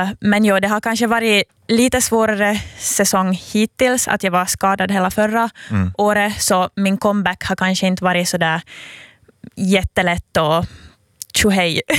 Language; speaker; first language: Swedish; native; Swedish